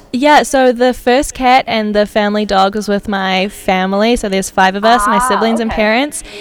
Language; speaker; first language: English; native; English